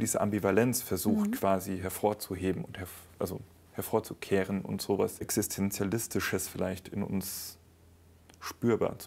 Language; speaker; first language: German; native; German